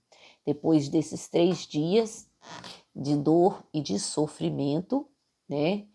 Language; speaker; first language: Portuguese; native; Portuguese